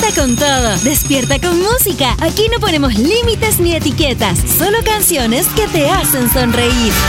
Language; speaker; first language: Spanish; native; Spanish